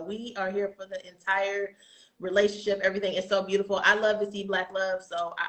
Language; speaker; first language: English; native; English